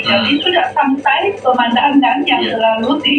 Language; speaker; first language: Indonesian; non-native, fluent; Chinese